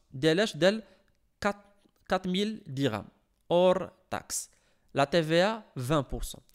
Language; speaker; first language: French; non-native, local second language; Arabic